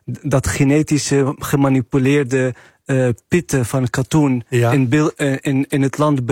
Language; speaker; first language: Dutch; non-native, fluent; Arabic